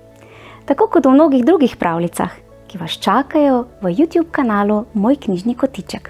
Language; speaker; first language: Slovenian; native; Slovenian